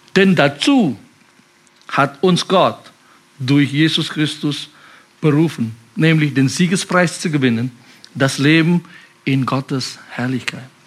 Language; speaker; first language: German; non-native, fluent; Indonesian